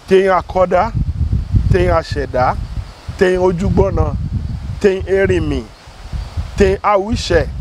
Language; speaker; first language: Portuguese; non-native, learner; Yoruba